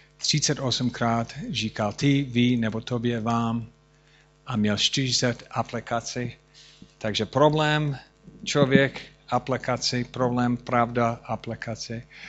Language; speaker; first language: Czech; non-native, fluent; English